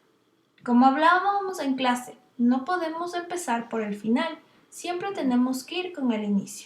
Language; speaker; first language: Spanish; native; Spanish